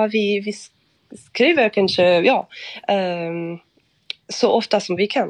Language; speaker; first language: Swedish; non-native, fluent; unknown